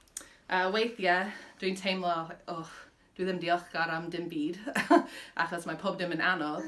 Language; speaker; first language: Welsh; non-native, fluent; English